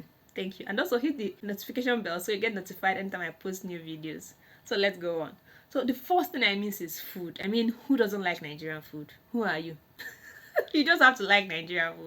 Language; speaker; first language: English; non-native, local second language; Igbo